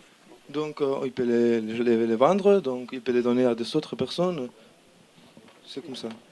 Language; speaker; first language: French; non-native, learner; Spanish